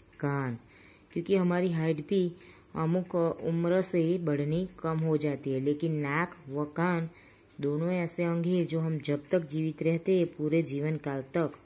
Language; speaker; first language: Hindi; non-native, local second language; Gujarati